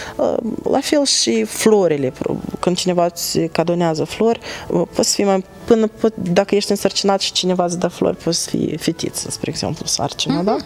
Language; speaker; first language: Romanian; native; Romanian